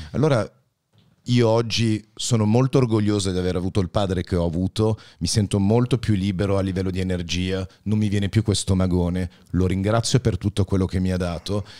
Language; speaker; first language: Italian; early bilingual, heritage; Italian